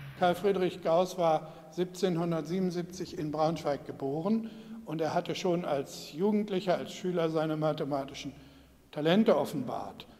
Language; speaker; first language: German; native; German